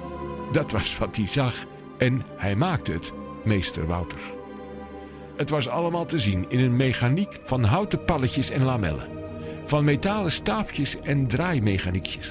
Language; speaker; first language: Dutch; native; Dutch